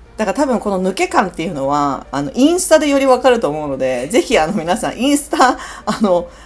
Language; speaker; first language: Japanese; native; Japanese